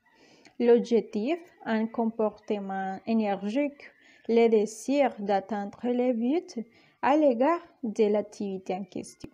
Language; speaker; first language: French; non-native, fluent; Spanish